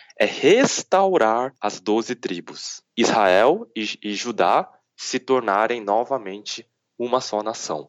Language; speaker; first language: Portuguese; early bilingual, other home language; Korean